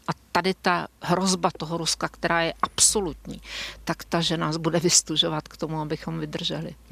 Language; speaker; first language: Czech; native; Czech